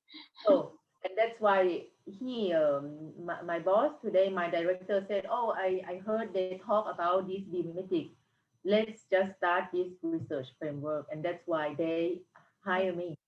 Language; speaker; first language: English; non-native, fluent; Thai